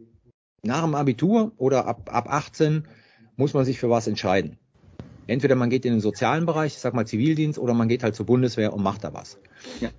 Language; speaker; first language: German; native; German